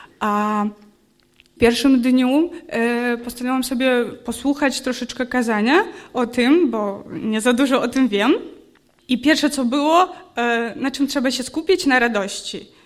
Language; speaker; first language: Polish; non-native, fluent; Ukrainian